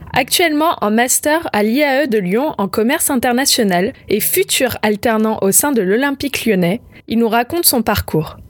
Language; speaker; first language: French; native; French